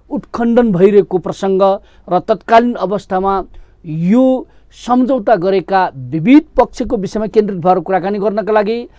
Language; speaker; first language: Nepali; non-native, local second language; Newari